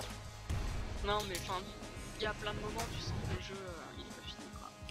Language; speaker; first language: French; native; French